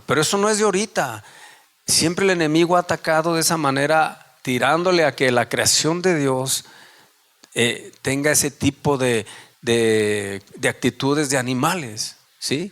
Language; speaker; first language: Spanish; native; Spanish